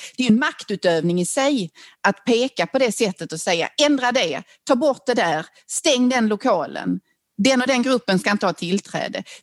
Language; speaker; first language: Swedish; native; Swedish